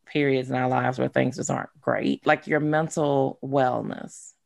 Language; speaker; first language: English; native; English